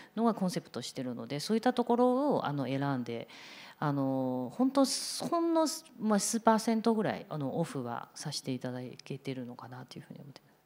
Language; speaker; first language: Japanese; non-native, fluent; Chinese